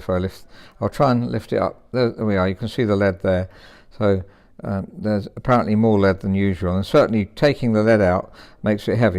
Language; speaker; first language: English; native; English